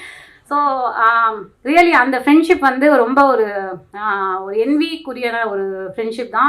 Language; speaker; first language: Tamil; native; Tamil